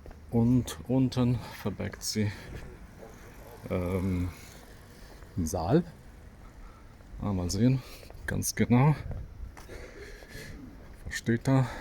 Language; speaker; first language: German; non-native, fluent; Polish